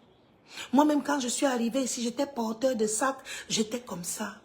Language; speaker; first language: French; native; French